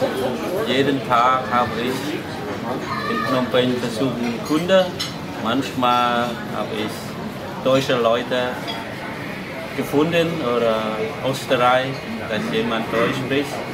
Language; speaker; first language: German; non-native, learner; Khmer